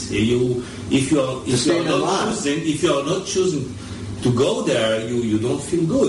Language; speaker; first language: English; early bilingual, other home language; French